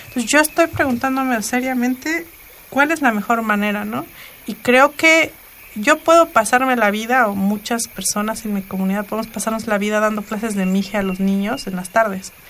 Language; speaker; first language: Spanish; non-native, local second language; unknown